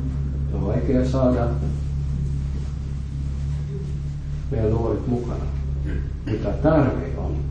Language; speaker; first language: Finnish; non-native, fluent; French